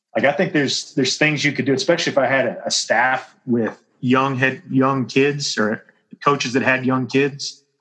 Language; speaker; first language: English; native; English